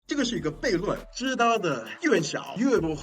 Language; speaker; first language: Chinese; non-native, fluent; English